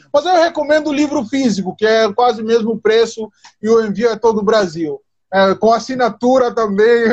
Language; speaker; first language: Portuguese; non-native, local second language; Upper Guinea Crioulo